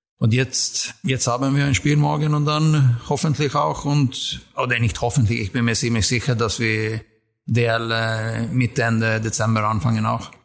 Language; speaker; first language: German; non-native, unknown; Swedish